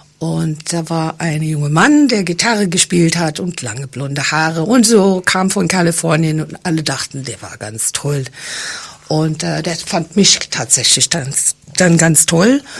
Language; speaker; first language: German; non-native, fluent; English